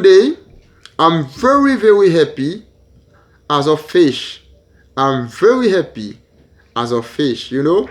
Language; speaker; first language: English; non-native, learner; Haitian Creole